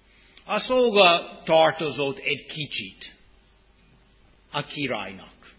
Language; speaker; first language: Hungarian; non-native, fluent; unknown